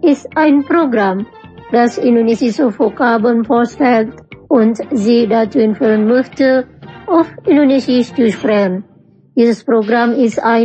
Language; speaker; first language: German; non-native, fluent; Indonesian